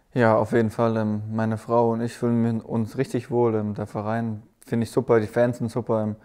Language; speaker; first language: German; native; German